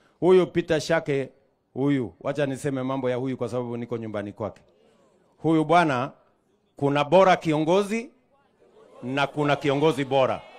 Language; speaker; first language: Swahili; non-native, local second language; Kalenjin